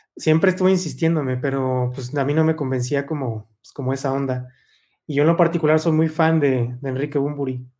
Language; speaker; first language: Spanish; native; Spanish